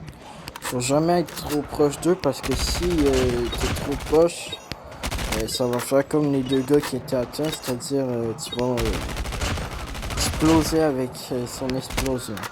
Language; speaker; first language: French; native; French